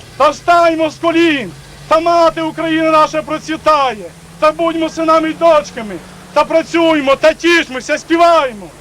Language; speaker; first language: Ukrainian; native; Ukrainian